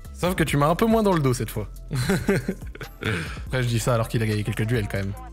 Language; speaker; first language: French; native; French